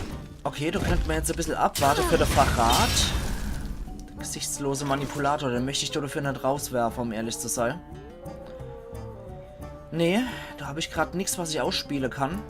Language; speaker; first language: German; native; German